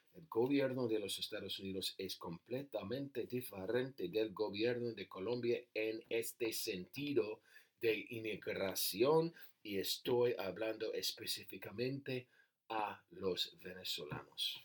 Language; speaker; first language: Spanish; non-native, learner; English